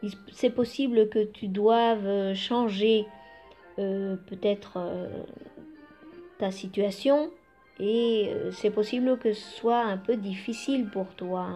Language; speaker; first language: French; non-native, fluent; Spanish